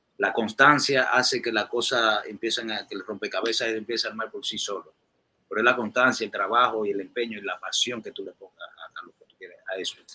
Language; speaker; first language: Spanish; native; Spanish